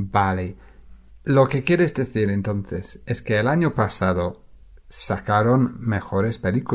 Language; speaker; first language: Spanish; non-native, fluent; English